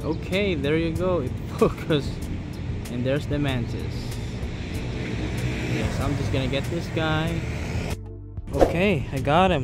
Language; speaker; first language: English; non-native, local second language; Filipino